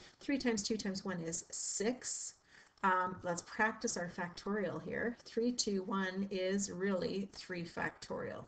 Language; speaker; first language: English; native; English